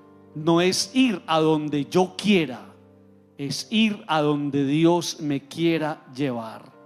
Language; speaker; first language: Spanish; native; Spanish